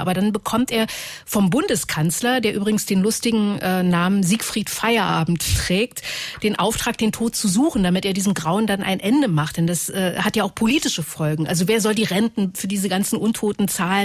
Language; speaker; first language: German; native; German